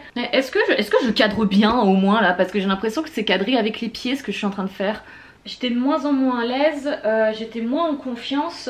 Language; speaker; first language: French; native; French